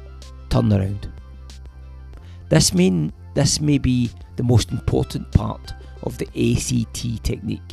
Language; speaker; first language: English; native; English